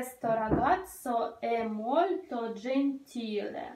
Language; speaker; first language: Italian; non-native, learner; Russian